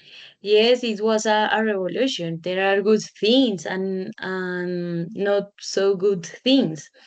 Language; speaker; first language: English; non-native, learner; Spanish